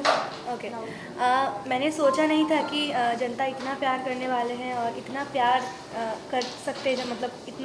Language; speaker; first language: Hindi; non-native, local second language; Bangla